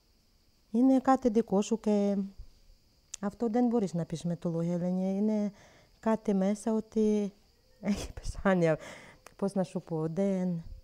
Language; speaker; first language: Greek; non-native, learner; Ukrainian